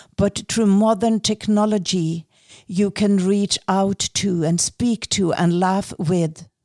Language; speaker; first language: English; non-native, fluent; Norwegian